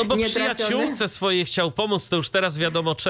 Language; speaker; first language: Polish; native; Polish